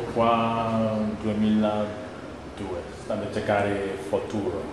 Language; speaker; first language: Italian; non-native, learner; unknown